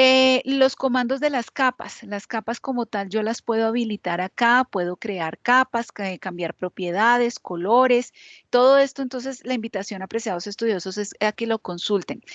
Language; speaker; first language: Spanish; native; Spanish